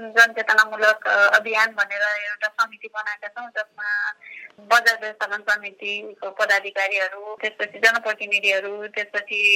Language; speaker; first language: Nepali; native; Nepali